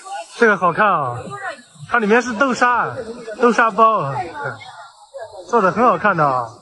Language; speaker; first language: Chinese; native; Chinese